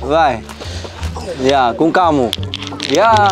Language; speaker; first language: Portuguese; non-native, learner; Vietnamese